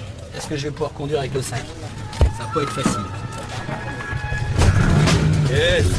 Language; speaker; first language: French; native; French